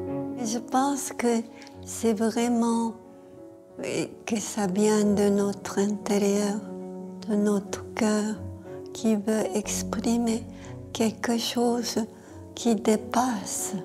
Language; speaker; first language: French; non-native, fluent; Korean